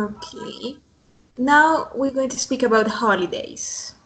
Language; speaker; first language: English; non-native, fluent; Spanish